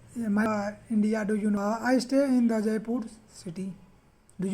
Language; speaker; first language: English; non-native, learner; Hindi